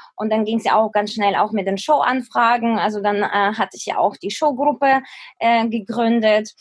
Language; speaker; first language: German; non-native, fluent; Ukrainian